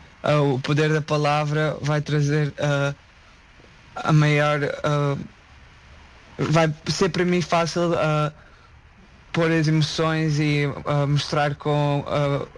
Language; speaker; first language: Portuguese; native; Portuguese